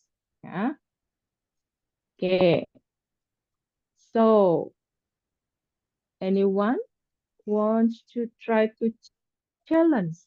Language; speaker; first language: English; non-native, fluent; Indonesian